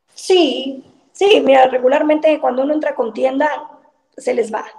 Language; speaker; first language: Spanish; native; Spanish